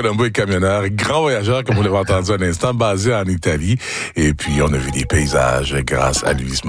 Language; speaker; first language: French; native; French